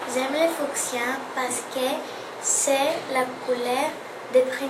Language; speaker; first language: French; non-native, learner; Greek